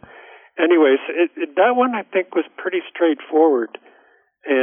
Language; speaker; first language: English; native; English